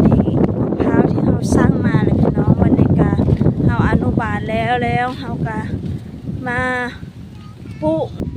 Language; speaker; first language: Thai; non-native, local second language; Lao